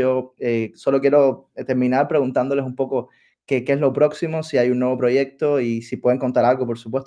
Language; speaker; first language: Spanish; native; Spanish